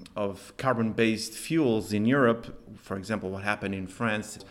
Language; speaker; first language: English; non-native, fluent; Spanish